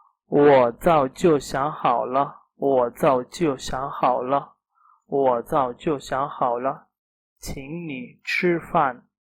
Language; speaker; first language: Chinese; non-native, learner; Urdu